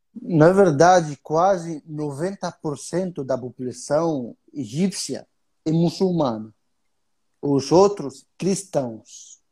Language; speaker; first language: Portuguese; non-native, fluent; Arabic